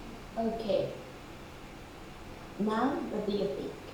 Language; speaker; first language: English; non-native, fluent; Spanish